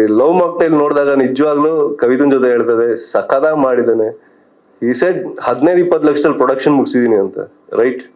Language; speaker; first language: Kannada; native; Kannada